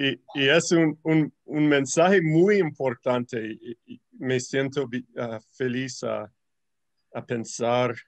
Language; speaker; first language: Spanish; non-native, learner; English